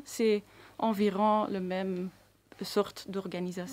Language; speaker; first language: French; non-native, local second language; Dutch